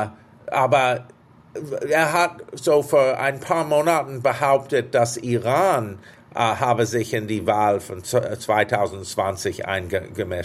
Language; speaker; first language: German; non-native, fluent; English